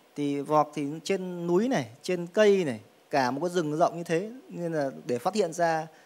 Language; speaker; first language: Vietnamese; native; Vietnamese